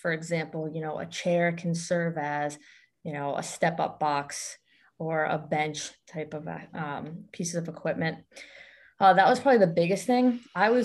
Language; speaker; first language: English; native; English